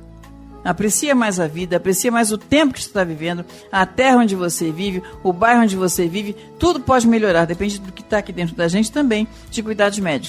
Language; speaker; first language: Portuguese; native; Portuguese